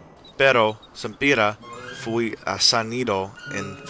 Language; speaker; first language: Spanish; non-native, learner; English